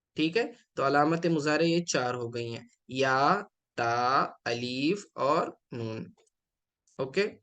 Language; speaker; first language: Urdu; native; Urdu